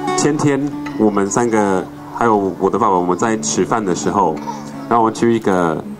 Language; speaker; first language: Chinese; non-native, fluent; English